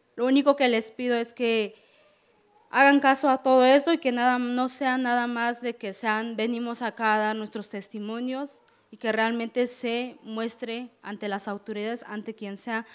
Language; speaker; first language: Spanish; non-native, local second language; Tzeltal